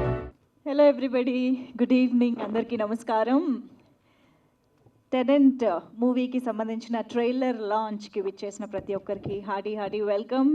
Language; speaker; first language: Telugu; native; Telugu